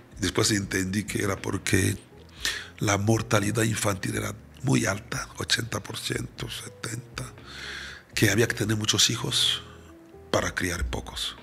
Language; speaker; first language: Spanish; non-native, fluent; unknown